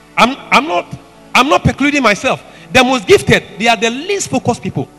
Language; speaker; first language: English; non-native, local second language; Ewe